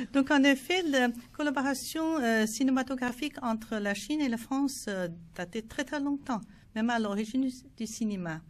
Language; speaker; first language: French; non-native, fluent; Chinese